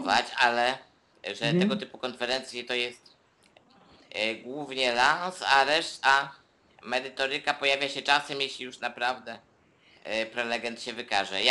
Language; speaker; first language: Polish; native; Polish